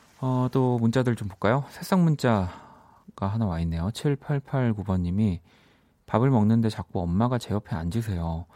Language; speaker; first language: Korean; native; Korean